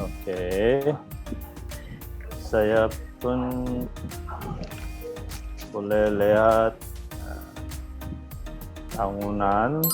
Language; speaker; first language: Indonesian; non-native, learner; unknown